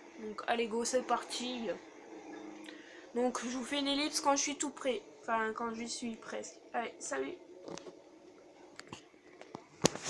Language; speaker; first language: French; native; French